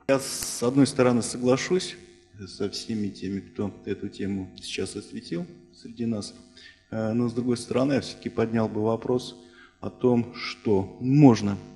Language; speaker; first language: Russian; native; Russian